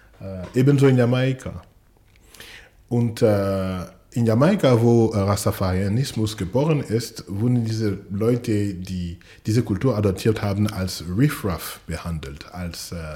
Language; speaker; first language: German; non-native, fluent; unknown